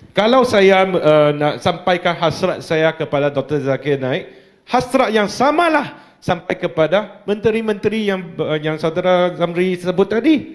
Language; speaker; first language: Malay; non-native, local second language; Chinese